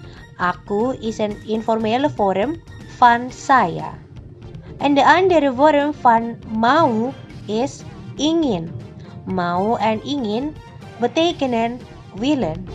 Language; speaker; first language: Dutch; non-native, fluent; Indonesian